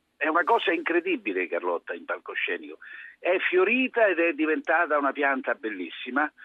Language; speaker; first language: Italian; native; Italian